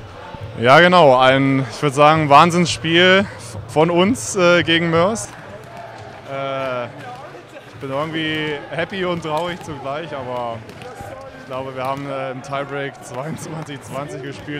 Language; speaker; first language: German; native; German